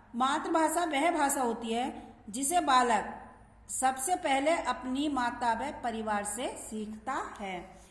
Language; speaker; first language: Hindi; native; Hindi